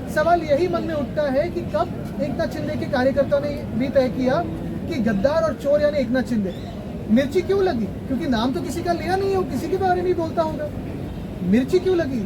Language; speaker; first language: Hindi; non-native, local second language; Marathi